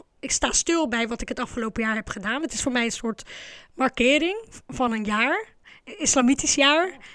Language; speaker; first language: Dutch; early bilingual, other home language; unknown